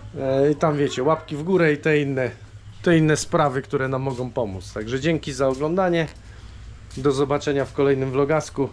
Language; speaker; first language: Polish; native; Polish